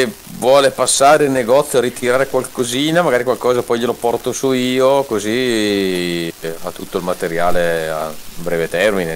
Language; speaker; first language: Italian; native; Italian